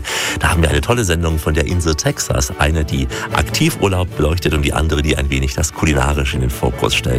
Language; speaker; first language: German; native; German